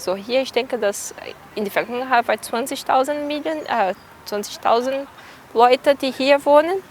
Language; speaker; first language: German; non-native, learner; Portuguese